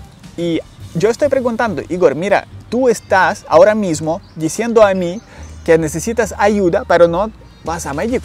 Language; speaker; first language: Spanish; non-native, learner; Ukrainian